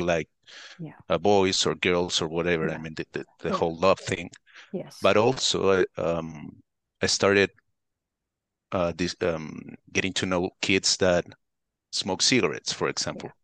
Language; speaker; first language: English; non-native, fluent; Spanish